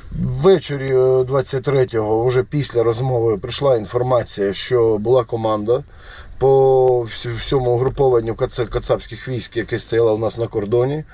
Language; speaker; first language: Ukrainian; non-native, local second language; Russian